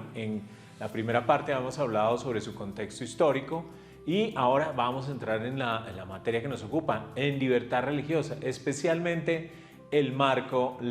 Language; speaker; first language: Spanish; native; Spanish